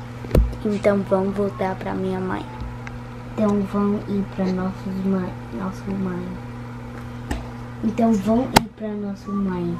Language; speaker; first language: Portuguese; early bilingual, heritage; Portuguese